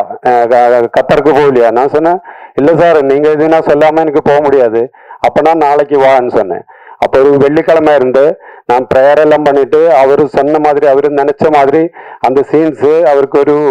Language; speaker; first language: Tamil; non-native, learner; Malayalam